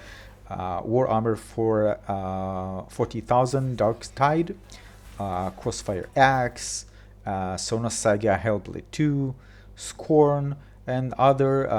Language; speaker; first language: English; non-native, fluent; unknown